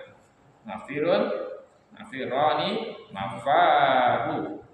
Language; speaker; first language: Arabic; non-native, fluent; Indonesian